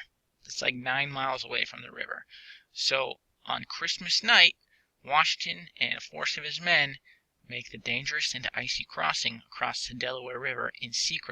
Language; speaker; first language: English; native; English